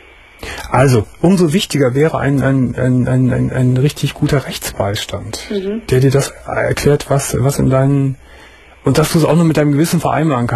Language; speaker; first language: German; native; German